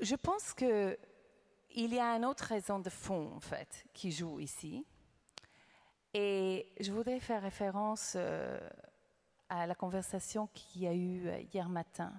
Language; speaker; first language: French; non-native, fluent; English